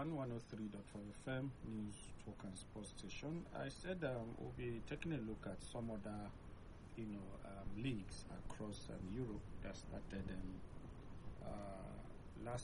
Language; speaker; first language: English; non-native, local second language; Yoruba